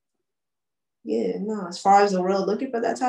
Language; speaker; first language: English; native; English